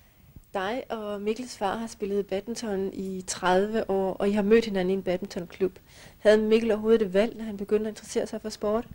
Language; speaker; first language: Danish; native; Danish